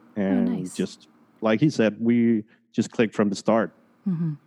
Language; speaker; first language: English; early bilingual, other home language; Spanish